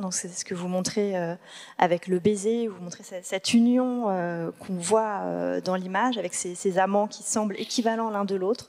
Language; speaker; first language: French; native; French